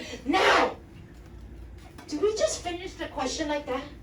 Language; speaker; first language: English; native; English